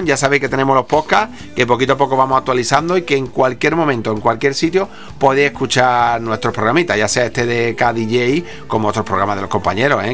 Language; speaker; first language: Spanish; native; Spanish